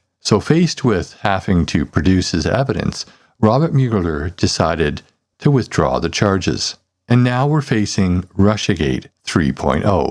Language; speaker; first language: English; native; English